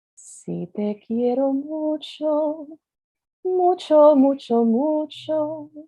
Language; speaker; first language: Spanish; early bilingual, other home language; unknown